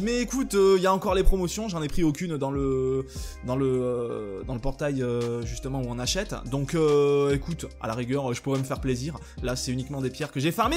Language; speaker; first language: French; native; French